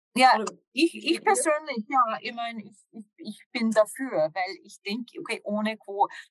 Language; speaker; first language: German; non-native, fluent; English